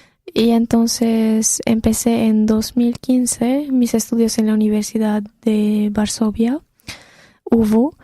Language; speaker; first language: Spanish; non-native, fluent; Arabic